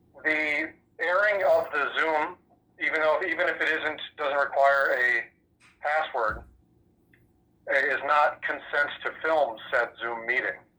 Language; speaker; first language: English; native; English